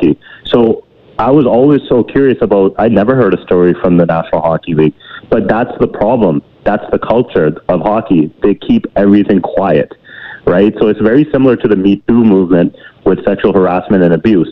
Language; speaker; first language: English; native; English